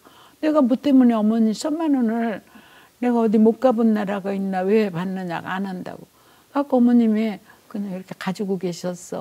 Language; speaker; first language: Korean; native; Korean